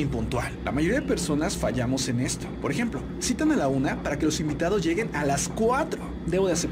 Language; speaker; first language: Spanish; native; Spanish